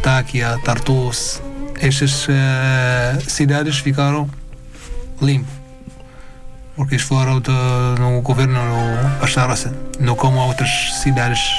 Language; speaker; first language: Portuguese; non-native, learner; Arabic